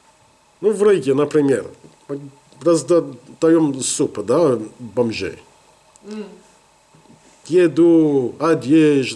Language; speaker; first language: Russian; non-native, learner; English